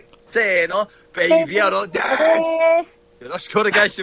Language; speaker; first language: Japanese; non-native, learner; English